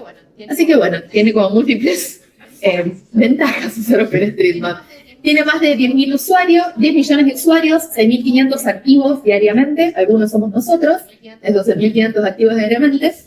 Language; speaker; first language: Spanish; native; Spanish